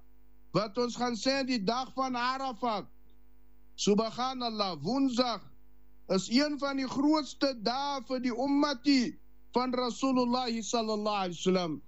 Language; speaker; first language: Dutch; non-native, learner; Afrikaans